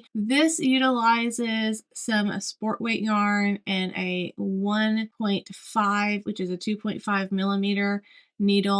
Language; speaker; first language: English; native; English